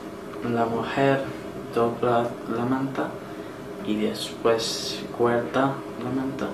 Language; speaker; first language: Spanish; non-native, learner; English